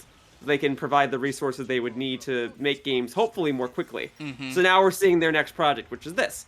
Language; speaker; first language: English; native; English